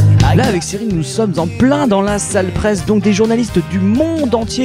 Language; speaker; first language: French; native; French